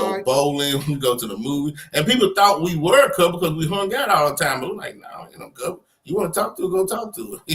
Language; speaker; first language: English; native; English